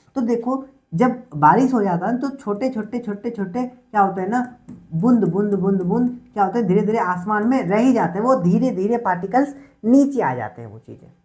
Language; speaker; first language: Hindi; native; Hindi